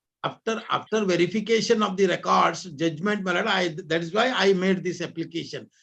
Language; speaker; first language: English; non-native, local second language; Kannada